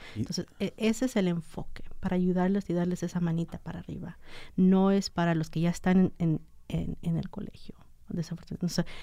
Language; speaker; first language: Spanish; early bilingual, heritage; Spanish